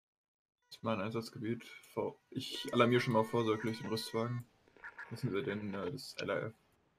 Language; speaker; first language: German; native; German